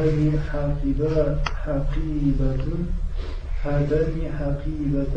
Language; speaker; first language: Arabic; non-native, learner; French